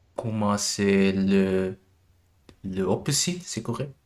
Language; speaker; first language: French; non-native, learner; German